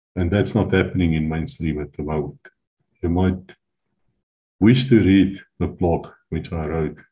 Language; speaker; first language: English; non-native, local second language; Afrikaans